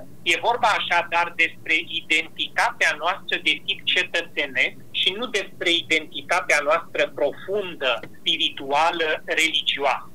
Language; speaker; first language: Romanian; native; Romanian